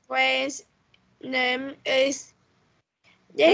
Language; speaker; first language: English; non-native, learner; Vietnamese